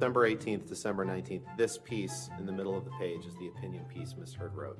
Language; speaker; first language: English; native; English